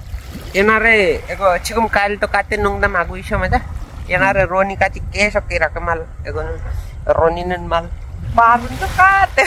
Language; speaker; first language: Korean; non-native, learner; Nepali